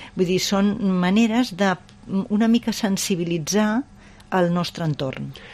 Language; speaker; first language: Catalan; non-native, local second language; Spanish